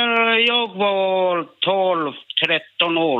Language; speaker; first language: Swedish; non-native, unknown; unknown